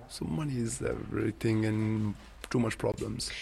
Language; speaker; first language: English; non-native, learner; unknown